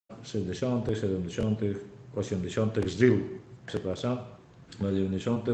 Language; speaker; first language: Polish; non-native, learner; Turkmen